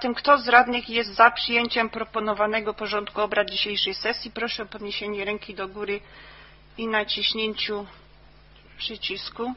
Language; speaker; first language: Polish; native; Polish